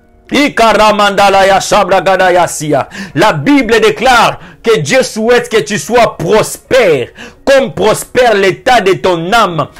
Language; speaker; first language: French; non-native, local second language; Lingala